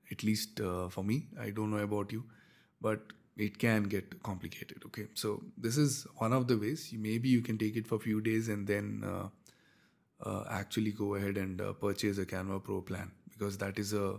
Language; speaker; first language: English; non-native, local second language; Kannada